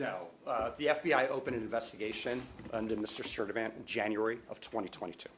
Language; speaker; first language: English; native; English